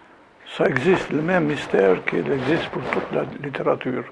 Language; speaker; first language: French; non-native, fluent; Albanian